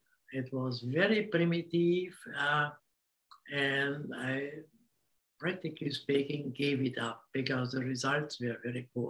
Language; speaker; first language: English; non-native, fluent; Hungarian